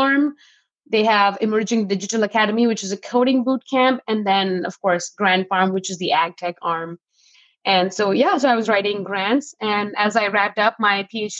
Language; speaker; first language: English; non-native, local second language; Hindi